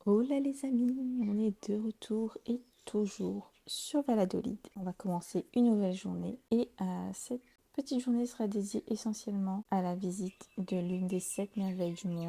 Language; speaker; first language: French; native; French